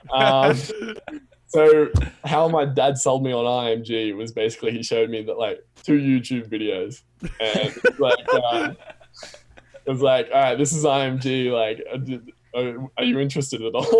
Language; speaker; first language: English; native; English